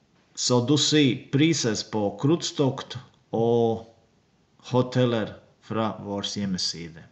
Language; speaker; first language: Danish; non-native, learner; Latvian